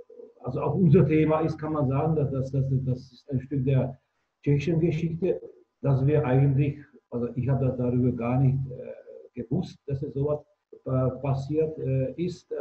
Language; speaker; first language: German; non-native, fluent; Czech